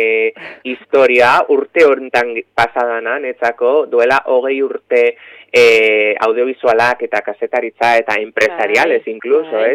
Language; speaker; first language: Basque; native; Basque